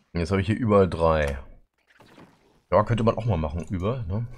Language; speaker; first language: German; native; German